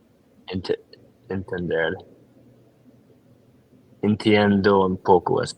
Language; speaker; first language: Spanish; non-native, learner; English